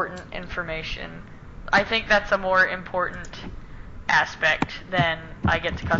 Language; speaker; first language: English; native; English